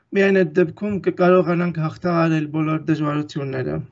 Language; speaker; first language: Armenian; non-native, fluent; Russian